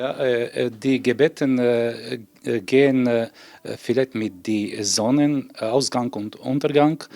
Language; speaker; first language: German; non-native, learner; Albanian